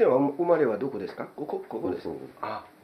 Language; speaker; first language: Japanese; non-native, fluent; French